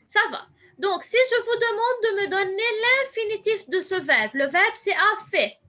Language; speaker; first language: French; non-native, local second language; Arabic